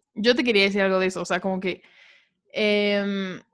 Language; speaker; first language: Spanish; native; Spanish